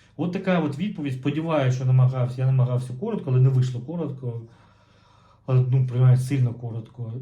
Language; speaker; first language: Ukrainian; non-native, local second language; Russian